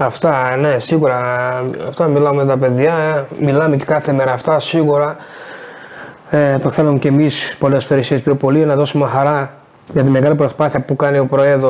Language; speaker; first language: Greek; non-native, fluent; Portuguese